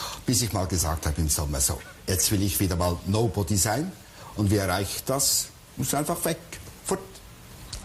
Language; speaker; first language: German; native; German